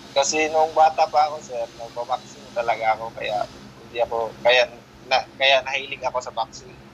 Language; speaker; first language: Filipino; non-native, local second language; Hiligaynon